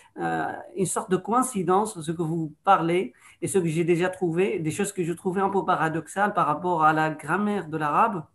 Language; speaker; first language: French; non-native, fluent; Arabic